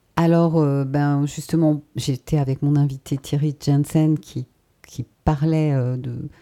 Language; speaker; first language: French; native; French